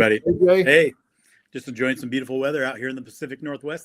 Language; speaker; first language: English; native; English